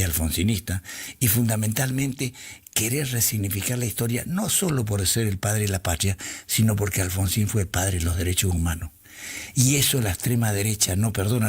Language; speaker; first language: Spanish; native; Spanish